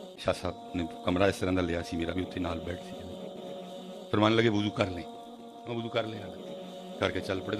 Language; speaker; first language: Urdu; non-native, local second language; Punjabi